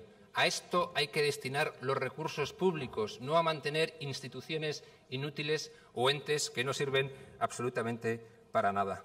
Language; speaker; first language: Spanish; native; Spanish